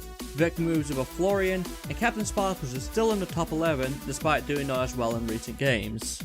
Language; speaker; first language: English; native; English